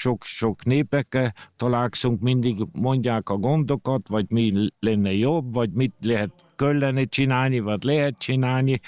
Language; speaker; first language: Hungarian; early bilingual, heritage; Hungarian